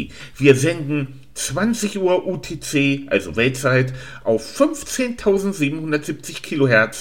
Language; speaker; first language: German; native; German